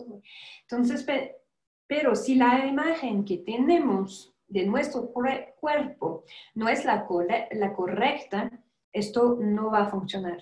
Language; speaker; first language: Spanish; non-native, fluent; French